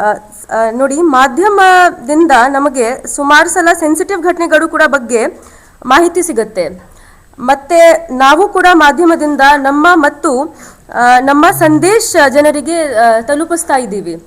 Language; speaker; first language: Kannada; non-native, fluent; Hindi